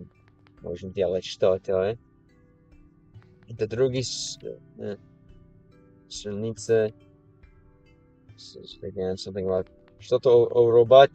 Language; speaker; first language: Russian; non-native, learner; English